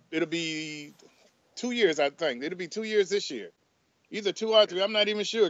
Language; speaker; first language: English; native; English